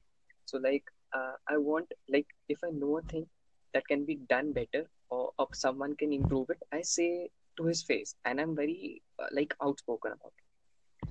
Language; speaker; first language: English; non-native, local second language; Hindi